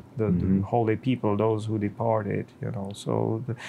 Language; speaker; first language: English; non-native, fluent; Czech